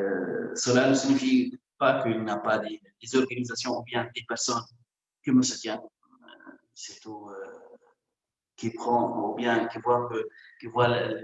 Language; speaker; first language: French; non-native, local second language; Arabic